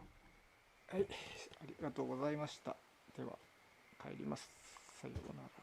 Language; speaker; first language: Japanese; native; Japanese